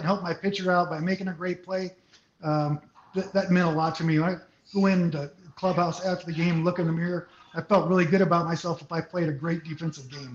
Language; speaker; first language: English; native; English